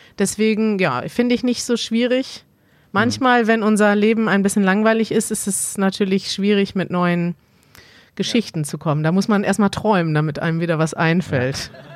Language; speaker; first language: German; native; German